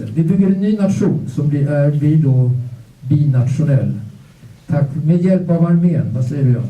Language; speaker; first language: Swedish; native; Swedish